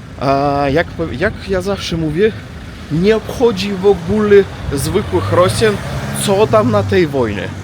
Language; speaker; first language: Polish; non-native, learner; Russian